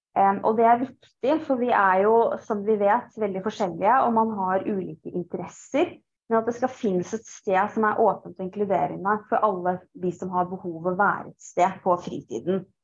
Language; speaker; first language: Norwegian; early bilingual, other home language; Persian